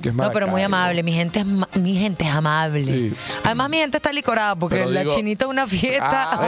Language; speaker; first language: Spanish; native; Spanish